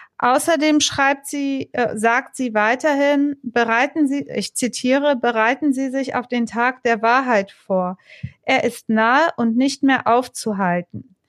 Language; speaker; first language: German; native; German